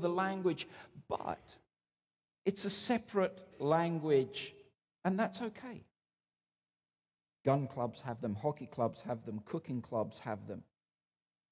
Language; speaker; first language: English; native; English